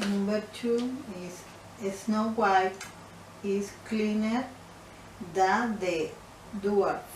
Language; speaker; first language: English; non-native, learner; Spanish